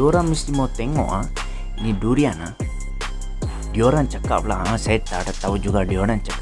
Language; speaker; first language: Malay; native; Malay